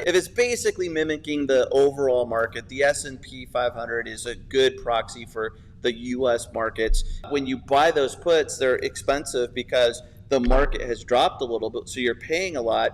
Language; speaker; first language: English; native; English